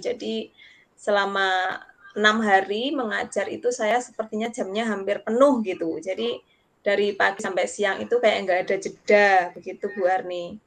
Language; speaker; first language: Indonesian; non-native, local second language; Javanese